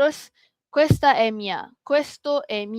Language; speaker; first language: Italian; non-native, learner; Malay